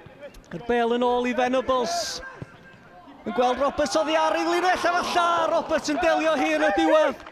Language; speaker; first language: Welsh; native; Welsh